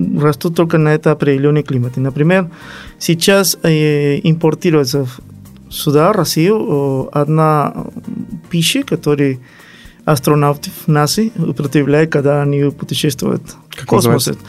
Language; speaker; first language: Russian; non-native, learner; Spanish